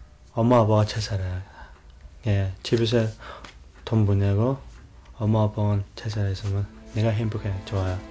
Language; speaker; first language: Korean; non-native, learner; Mongolian